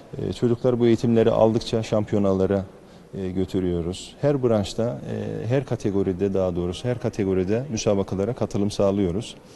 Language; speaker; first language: Turkish; native; Turkish